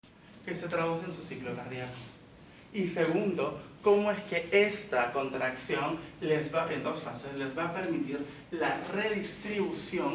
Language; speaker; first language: Spanish; native; Spanish